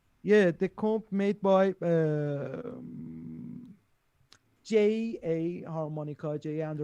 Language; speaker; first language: English; non-native, learner; Persian